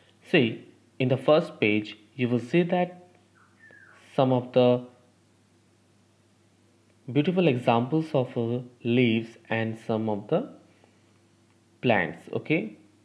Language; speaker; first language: English; non-native, local second language; Bangla